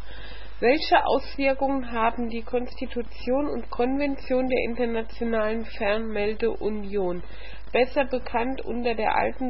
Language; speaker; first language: German; native; German